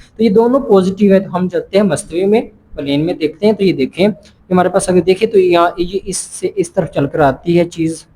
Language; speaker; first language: Urdu; non-native, local second language; Punjabi